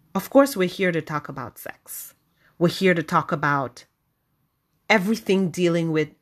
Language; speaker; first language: English; non-native, local second language; Wolof